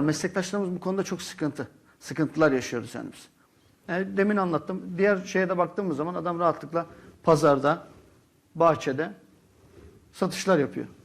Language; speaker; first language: Turkish; native; Turkish